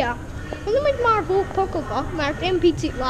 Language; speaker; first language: Hungarian; early bilingual, heritage; English